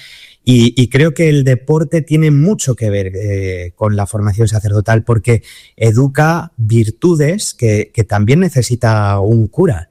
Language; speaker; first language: Spanish; native; Spanish